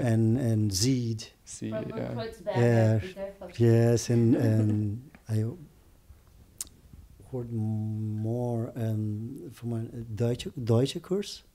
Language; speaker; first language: English; non-native, learner; Portuguese